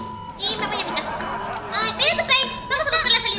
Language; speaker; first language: Spanish; native; Spanish